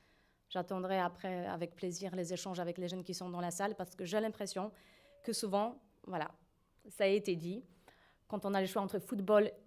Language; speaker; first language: French; non-native, fluent; Polish